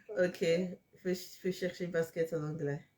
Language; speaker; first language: French; non-native, fluent; English